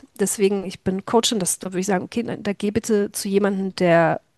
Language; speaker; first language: German; native; German